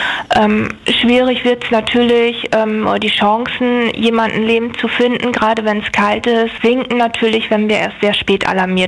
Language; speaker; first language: German; native; German